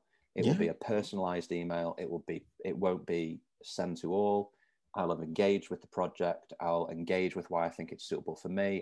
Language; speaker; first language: English; native; English